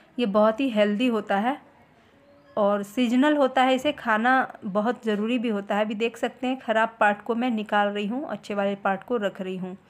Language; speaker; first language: Hindi; native; Hindi